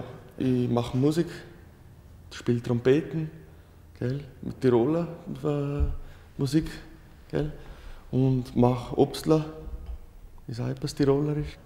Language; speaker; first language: German; early bilingual, heritage; German